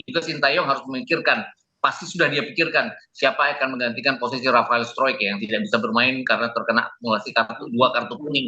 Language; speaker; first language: Indonesian; native; Indonesian